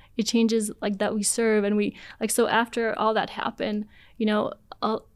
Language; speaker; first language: English; early bilingual, other home language; Polish